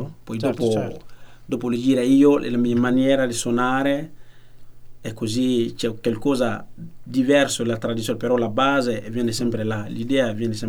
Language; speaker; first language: Italian; non-native, learner; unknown